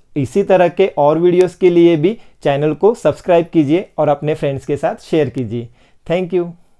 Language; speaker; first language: Hindi; non-native, local second language; Marathi